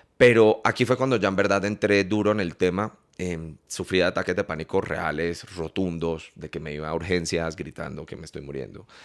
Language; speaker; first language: Spanish; early bilingual, heritage; English